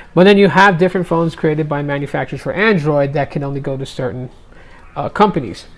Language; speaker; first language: English; native; English